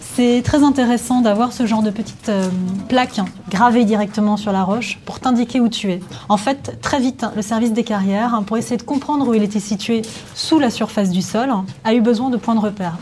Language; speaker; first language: French; native; French